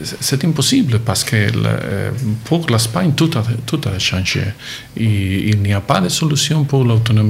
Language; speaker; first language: French; non-native, learner; Catalan